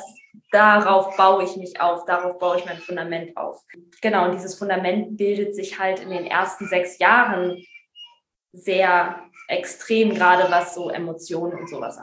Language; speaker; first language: German; native; German